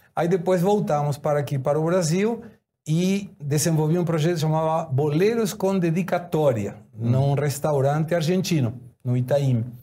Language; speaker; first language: Portuguese; non-native, fluent; Spanish